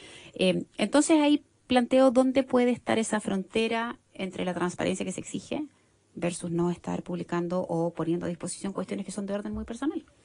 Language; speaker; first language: Spanish; native; Spanish